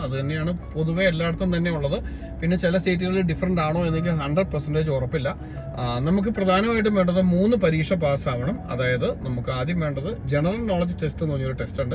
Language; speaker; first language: Malayalam; native; Malayalam